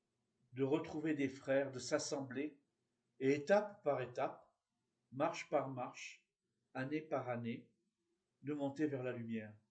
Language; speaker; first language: French; native; French